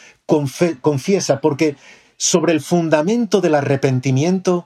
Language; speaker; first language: Spanish; native; Spanish